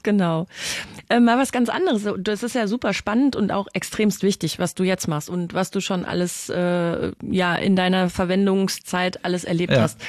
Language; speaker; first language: German; native; German